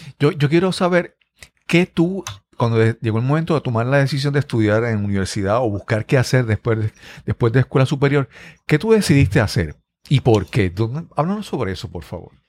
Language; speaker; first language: Spanish; native; Spanish